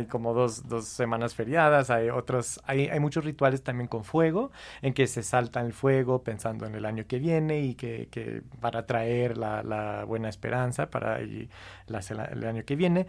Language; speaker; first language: Spanish; non-native, fluent; English